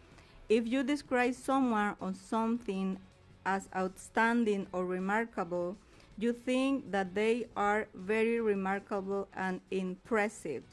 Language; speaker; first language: English; non-native, fluent; Spanish